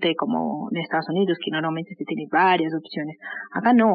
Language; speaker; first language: Spanish; native; Spanish